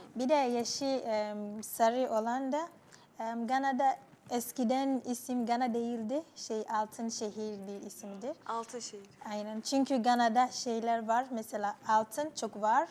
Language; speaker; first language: Turkish; non-native, learner; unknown